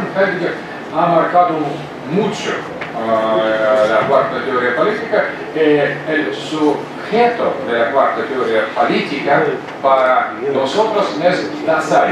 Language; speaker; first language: Spanish; non-native, fluent; Russian